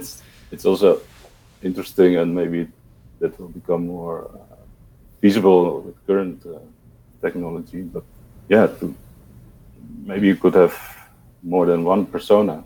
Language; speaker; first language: English; non-native, fluent; Dutch